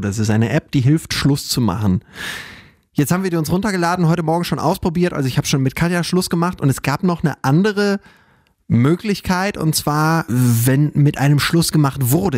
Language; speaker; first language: German; native; German